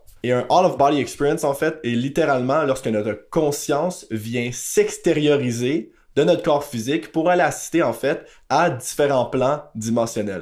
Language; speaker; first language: French; native; French